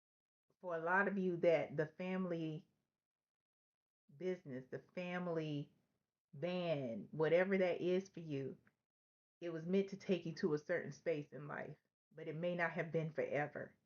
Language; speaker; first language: English; native; English